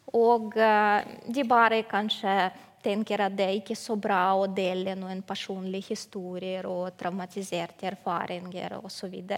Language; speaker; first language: Norwegian; non-native, fluent; Ukrainian